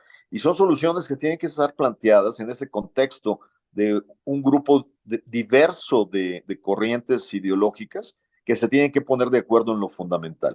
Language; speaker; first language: Spanish; native; Spanish